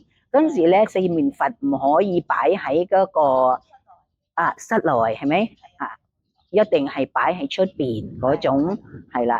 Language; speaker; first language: Cantonese; non-native, learner; Thai